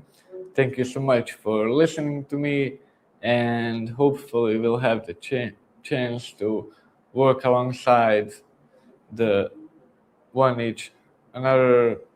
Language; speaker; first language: English; non-native, fluent; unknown